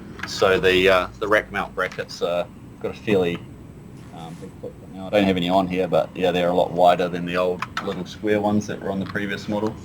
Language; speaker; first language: English; native; English